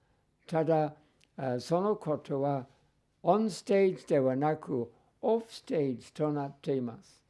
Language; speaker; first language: Japanese; non-native, fluent; English